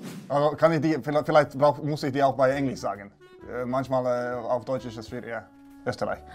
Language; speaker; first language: German; non-native, fluent; Finnish